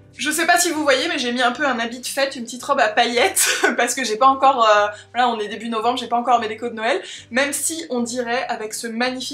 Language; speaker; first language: French; native; French